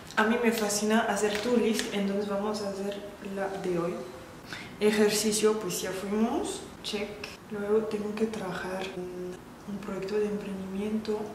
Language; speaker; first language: Spanish; non-native, fluent; French